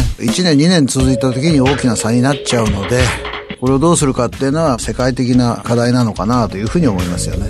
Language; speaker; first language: Japanese; native; Japanese